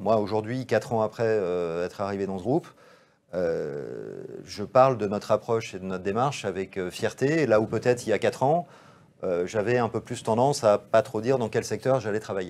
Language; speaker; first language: French; native; French